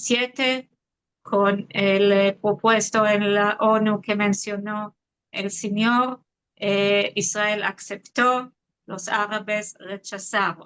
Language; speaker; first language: Spanish; non-native, fluent; Hebrew